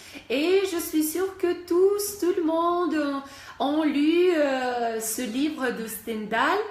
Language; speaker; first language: French; non-native, fluent; Russian